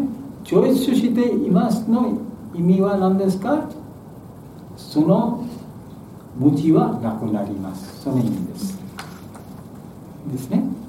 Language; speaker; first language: Japanese; non-native, learner; Bangla